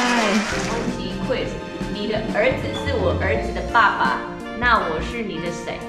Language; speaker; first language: Chinese; non-native, fluent; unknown